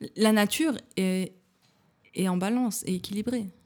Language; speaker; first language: French; native; French